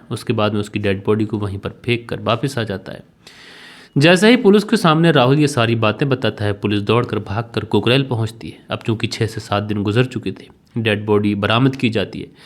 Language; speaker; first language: Hindi; native; Hindi